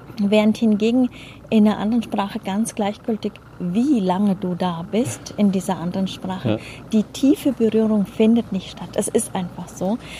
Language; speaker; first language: German; native; German